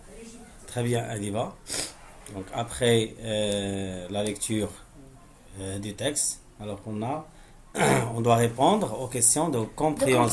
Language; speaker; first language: French; non-native, local second language; Arabic